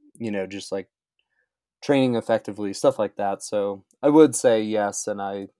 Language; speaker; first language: English; native; English